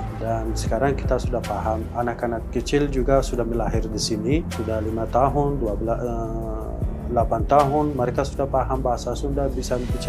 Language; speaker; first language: Indonesian; non-native, learner; Persian